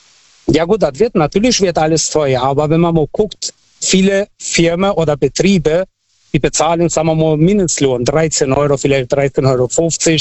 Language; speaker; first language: German; non-native, fluent; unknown